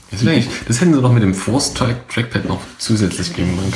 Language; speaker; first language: German; native; German